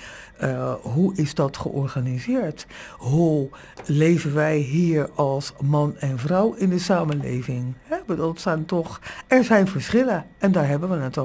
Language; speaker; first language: Dutch; native; Dutch